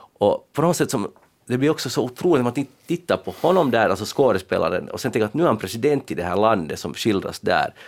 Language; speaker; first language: Swedish; native; Swedish